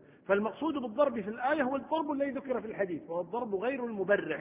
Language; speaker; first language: Arabic; native; Arabic